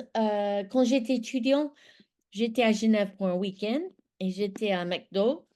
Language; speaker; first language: French; non-native, fluent; English